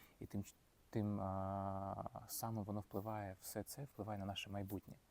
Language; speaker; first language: Ukrainian; non-native, local second language; Russian